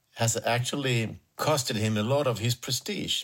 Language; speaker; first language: English; non-native, fluent; Swedish